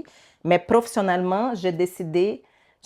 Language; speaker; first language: French; non-native, learner; Portuguese